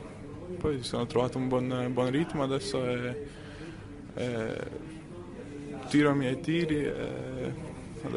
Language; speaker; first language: Italian; non-native, fluent; Latvian